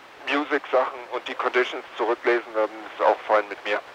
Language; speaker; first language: German; native; German